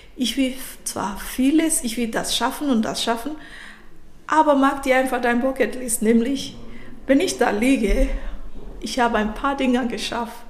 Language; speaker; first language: German; non-native, fluent; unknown